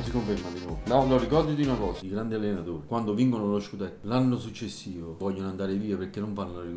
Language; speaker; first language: Italian; native; Italian